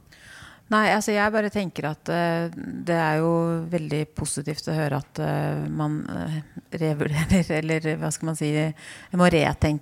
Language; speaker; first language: Norwegian; native; Norwegian